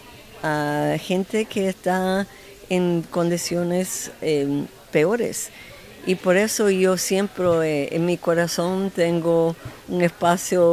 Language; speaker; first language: Spanish; non-native, fluent; English